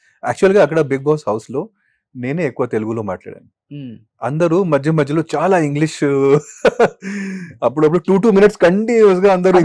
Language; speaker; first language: Telugu; non-native, fluent; Hindi